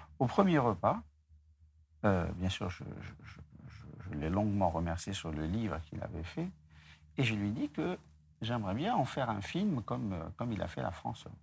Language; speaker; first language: French; non-native, local second language; Arabic